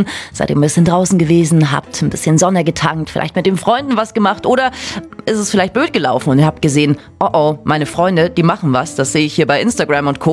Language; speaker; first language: German; native; German